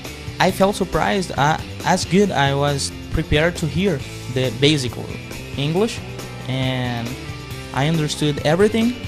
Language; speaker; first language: English; non-native, fluent; Portuguese